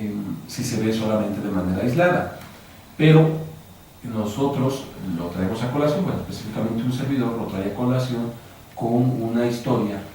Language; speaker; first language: Spanish; native; Spanish